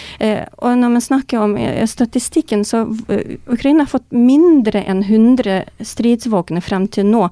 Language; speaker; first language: Norwegian; non-native, fluent; Ukrainian